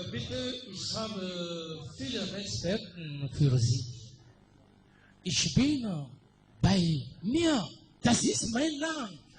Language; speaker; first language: German; non-native, learner; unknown